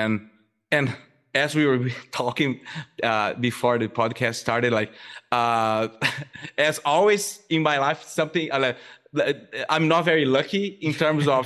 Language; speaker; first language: English; non-native, fluent; Portuguese